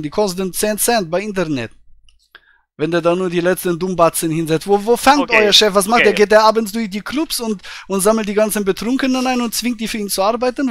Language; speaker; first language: German; native; German